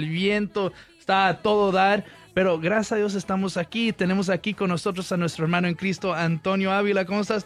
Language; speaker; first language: Spanish; early bilingual, heritage; Spanish